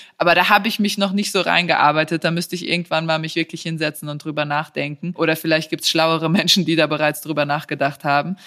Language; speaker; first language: German; early bilingual, other home language; Serbian